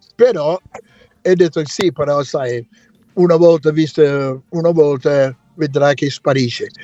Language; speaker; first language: Italian; non-native, fluent; English